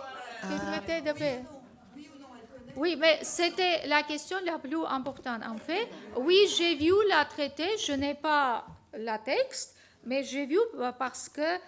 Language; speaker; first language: French; non-native, fluent; Armenian